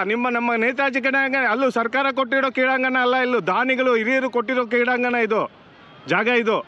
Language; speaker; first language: Kannada; native; Kannada